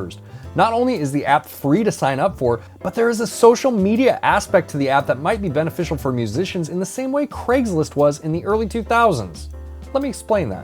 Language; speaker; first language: English; native; English